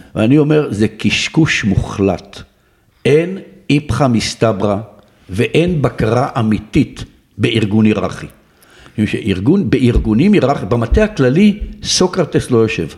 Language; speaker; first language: Hebrew; native; Hebrew